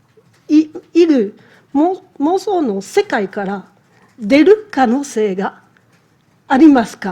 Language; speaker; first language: Japanese; non-native, fluent; French